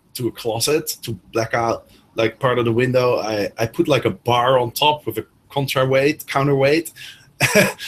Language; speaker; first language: English; non-native, fluent; Dutch